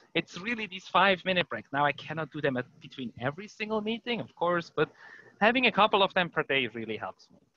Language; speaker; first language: English; non-native, fluent; German